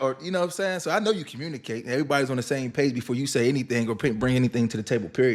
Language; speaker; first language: English; native; English